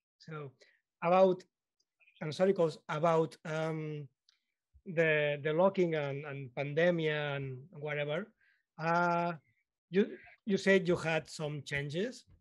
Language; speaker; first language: English; non-native, learner; Spanish